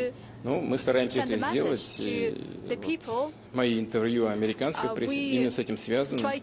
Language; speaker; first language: Russian; native; Russian